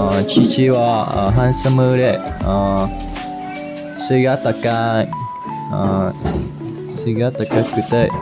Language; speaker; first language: Japanese; non-native, learner; Vietnamese